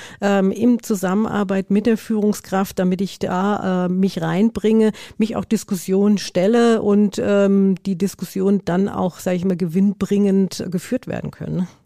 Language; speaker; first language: German; native; German